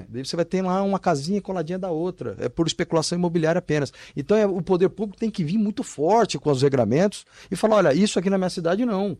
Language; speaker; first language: Portuguese; native; Portuguese